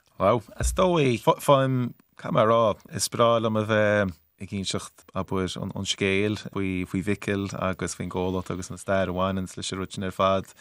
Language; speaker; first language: Irish; native; Irish